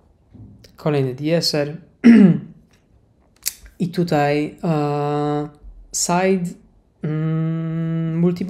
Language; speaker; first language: Polish; native; Polish